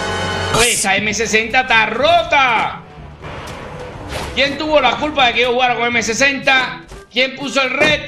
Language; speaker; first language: Spanish; native; Spanish